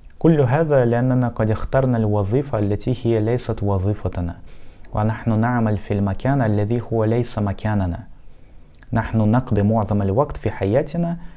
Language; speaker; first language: Arabic; non-native, fluent; Russian